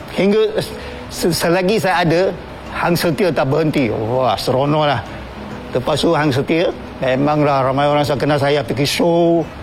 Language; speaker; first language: Malay; non-native, local second language; Chinese